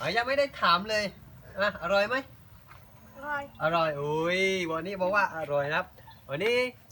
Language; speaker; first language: Thai; non-native, local second language; Malay